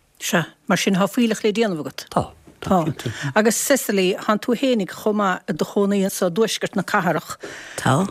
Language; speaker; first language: Irish; native; Irish